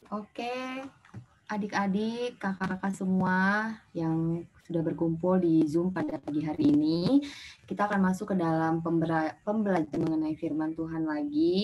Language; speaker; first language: Indonesian; native; Indonesian